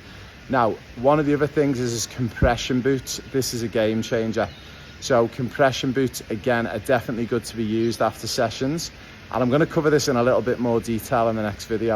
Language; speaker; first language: English; native; English